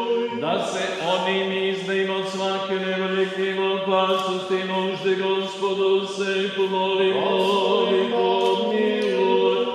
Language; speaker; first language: Bosnian; native; Bosnian